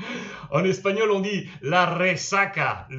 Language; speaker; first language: French; native; French